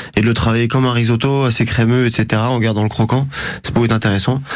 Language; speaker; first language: French; native; French